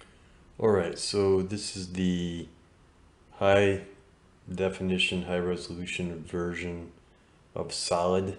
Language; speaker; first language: English; native; English